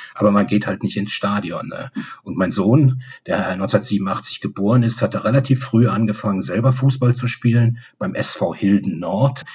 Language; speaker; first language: German; native; German